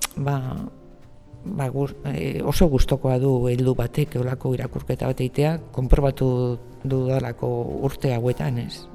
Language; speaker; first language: Basque; non-native, local second language; Spanish